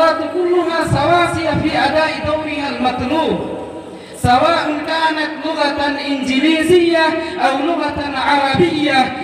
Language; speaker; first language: Arabic; non-native, learner; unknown